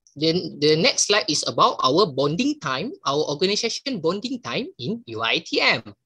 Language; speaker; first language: English; non-native, local second language; Malay